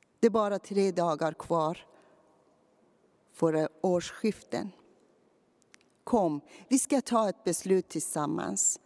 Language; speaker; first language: Swedish; non-native, fluent; Persian